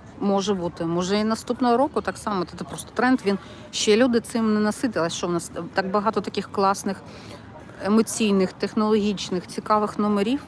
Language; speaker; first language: Ukrainian; non-native, local second language; Russian